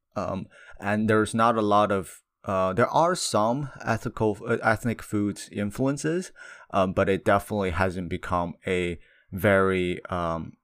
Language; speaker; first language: English; non-native, fluent; Chinese